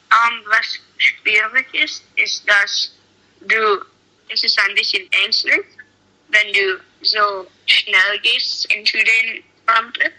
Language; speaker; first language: German; non-native, learner; English